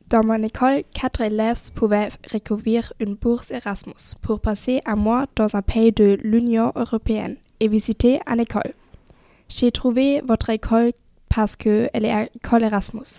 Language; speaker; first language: French; non-native, fluent; German